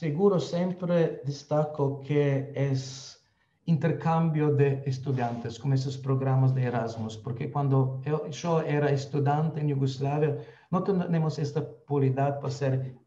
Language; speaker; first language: Spanish; non-native, fluent; Slovenian